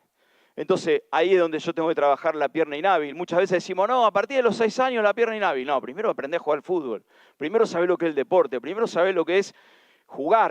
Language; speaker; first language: Spanish; native; Spanish